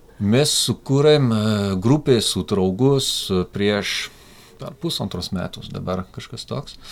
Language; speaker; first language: Lithuanian; non-native, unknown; French